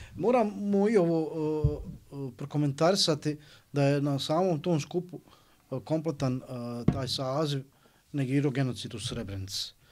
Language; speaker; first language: Croatian; native; Croatian